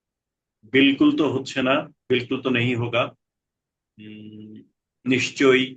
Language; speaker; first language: Hindi; non-native, learner; Bangla